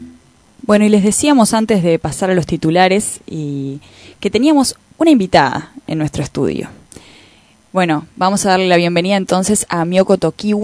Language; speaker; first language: Spanish; native; Spanish